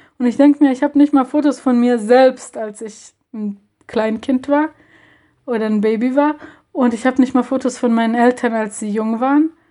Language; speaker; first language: German; early bilingual, other home language; Bosnian